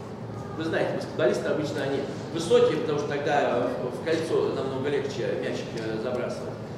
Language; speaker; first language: Russian; native; Russian